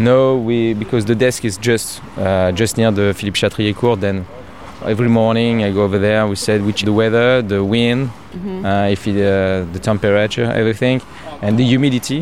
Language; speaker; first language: English; non-native, learner; French